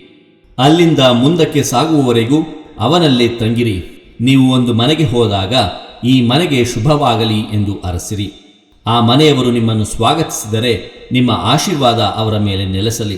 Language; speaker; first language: Kannada; native; Kannada